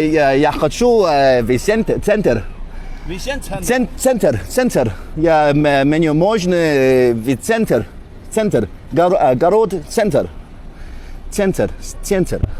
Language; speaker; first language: Russian; non-native, learner; English